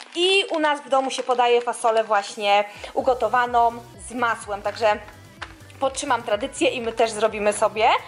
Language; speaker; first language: Polish; native; Polish